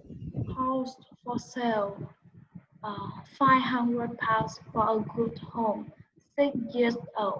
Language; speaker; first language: English; non-native, learner; Vietnamese